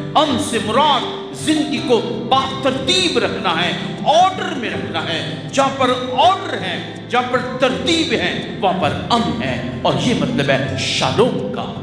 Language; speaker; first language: Urdu; non-native, local second language; Punjabi